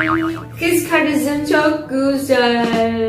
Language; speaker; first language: Turkish; non-native, learner; Indonesian